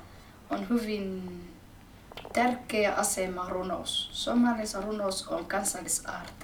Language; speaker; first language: Finnish; early bilingual, other home language; Somali